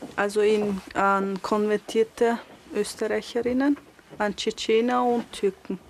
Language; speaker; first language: German; non-native, local second language; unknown